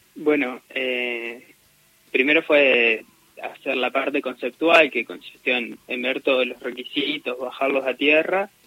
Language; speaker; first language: Spanish; native; Spanish